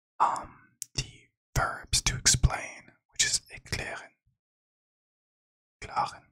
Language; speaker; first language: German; non-native, learner; English